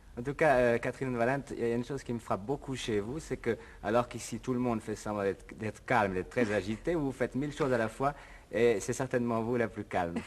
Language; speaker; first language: French; native; French